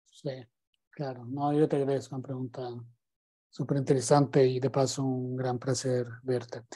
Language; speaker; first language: Spanish; non-native, fluent; Italian